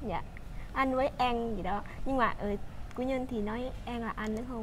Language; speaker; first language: Vietnamese; non-native, learner; Lao